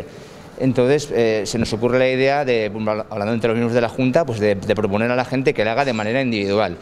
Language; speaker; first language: Spanish; native; Spanish